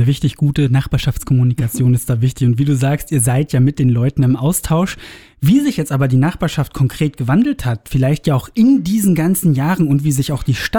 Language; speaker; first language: German; native; German